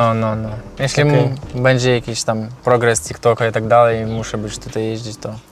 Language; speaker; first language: Polish; non-native, learner; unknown